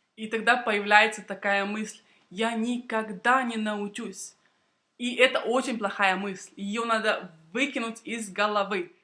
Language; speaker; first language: Russian; native; Russian